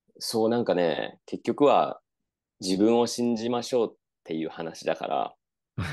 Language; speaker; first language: Japanese; native; Japanese